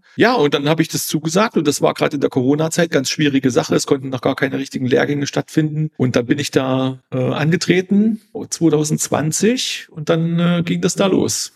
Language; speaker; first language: German; native; German